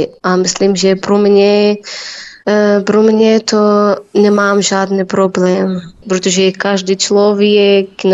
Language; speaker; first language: Czech; non-native, learner; Arabic